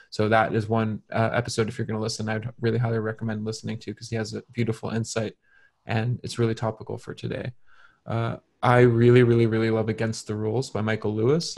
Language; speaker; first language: English; native; English